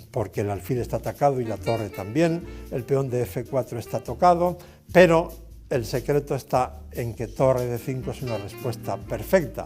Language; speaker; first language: Spanish; native; Spanish